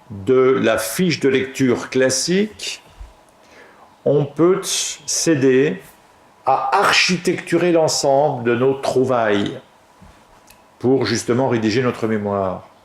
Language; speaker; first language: French; native; French